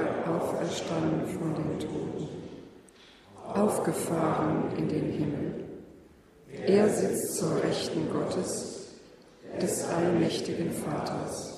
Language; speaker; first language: German; native; German